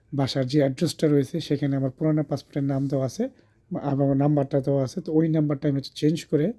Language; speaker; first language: Bangla; native; Bangla